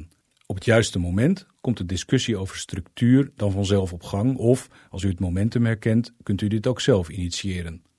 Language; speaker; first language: Dutch; native; Dutch